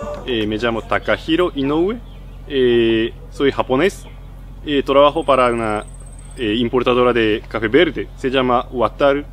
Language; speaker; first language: Spanish; non-native, fluent; Japanese